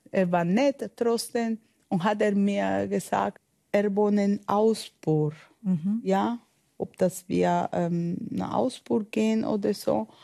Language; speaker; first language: German; non-native, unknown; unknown